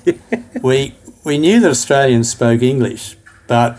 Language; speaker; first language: English; native; English